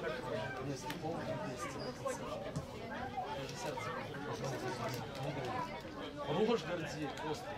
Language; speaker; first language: Russian; native; Russian